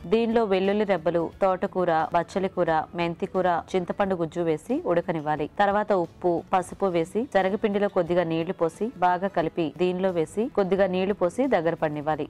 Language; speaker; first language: Telugu; native; Telugu